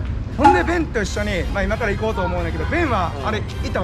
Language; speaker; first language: Japanese; native; Japanese